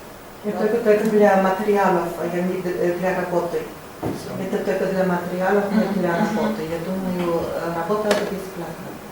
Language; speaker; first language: Russian; non-native, learner; German